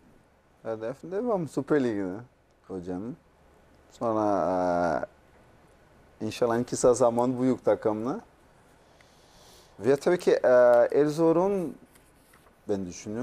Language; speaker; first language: Turkish; non-native, learner; Portuguese